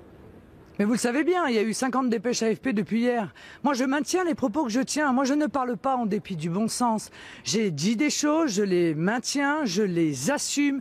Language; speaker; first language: French; native; French